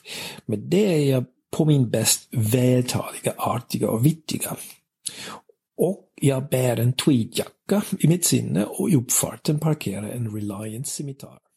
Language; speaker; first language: Swedish; non-native, fluent; English